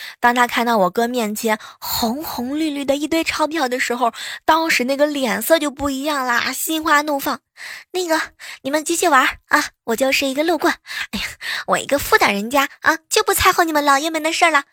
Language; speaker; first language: Chinese; native; Chinese